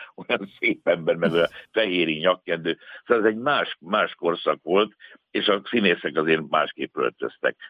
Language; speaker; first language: Hungarian; native; Hungarian